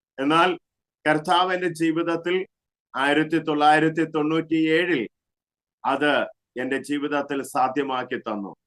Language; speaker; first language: Malayalam; native; Malayalam